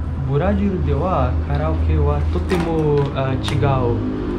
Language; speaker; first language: Japanese; non-native, learner; Portuguese